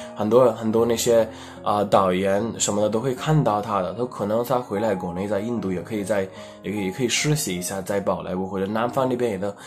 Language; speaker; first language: Chinese; non-native, fluent; Hindi